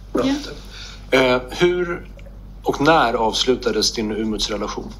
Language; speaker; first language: Swedish; native; Swedish